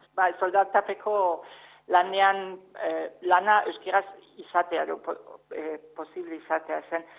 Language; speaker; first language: Basque; non-native, fluent; German